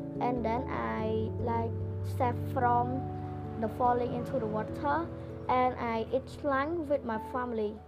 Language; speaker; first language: English; non-native, learner; Khmer